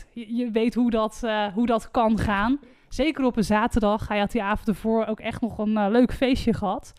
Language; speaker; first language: Dutch; native; Dutch